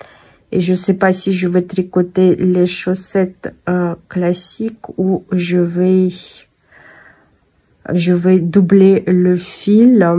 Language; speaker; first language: French; non-native, fluent; Russian